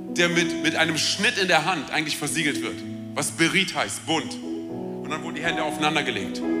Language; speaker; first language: German; early bilingual, other home language; Romanian